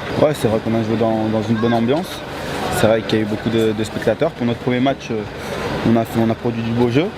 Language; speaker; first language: French; native; French